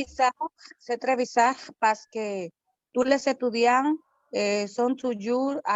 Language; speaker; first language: French; non-native, learner; Spanish